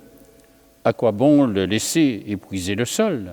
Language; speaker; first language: French; native; French